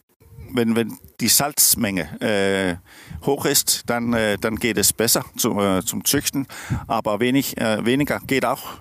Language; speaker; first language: German; non-native, learner; Danish